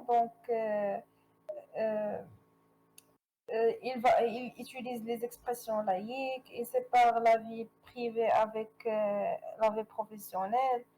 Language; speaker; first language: French; non-native, local second language; Arabic